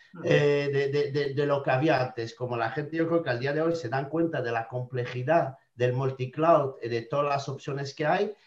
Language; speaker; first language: Spanish; non-native, fluent; French